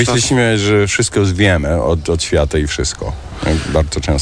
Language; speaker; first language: Polish; early bilingual, heritage; German